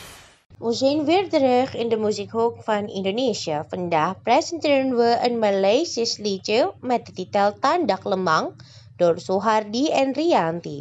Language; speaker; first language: Dutch; non-native, fluent; Indonesian